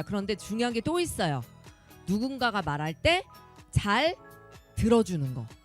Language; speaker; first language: Korean; native; Korean